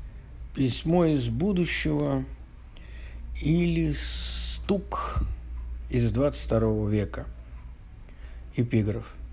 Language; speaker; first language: Russian; native; Russian